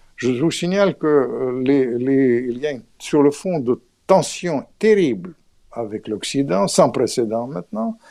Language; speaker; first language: French; non-native, fluent; Russian